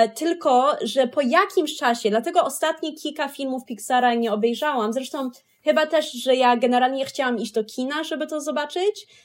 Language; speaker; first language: Polish; early bilingual, heritage; Polish